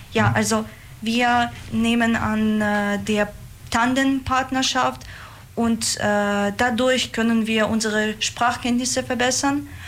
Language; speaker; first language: German; non-native, fluent; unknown